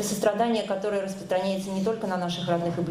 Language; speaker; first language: Russian; native; Russian